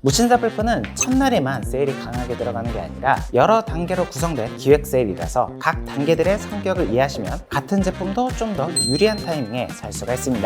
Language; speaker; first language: Korean; native; Korean